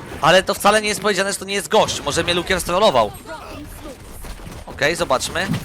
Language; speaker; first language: Polish; native; Polish